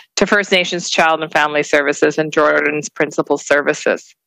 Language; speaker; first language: English; native; English